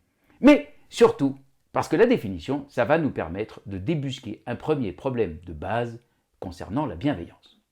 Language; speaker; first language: French; native; French